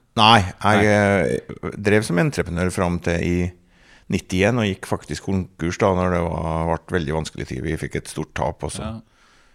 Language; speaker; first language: Norwegian; native; Norwegian